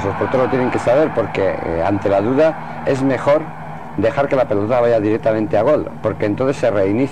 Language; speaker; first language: Spanish; native; Spanish